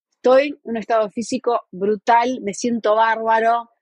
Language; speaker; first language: Spanish; native; Spanish